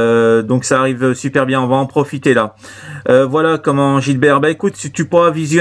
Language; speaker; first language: French; native; French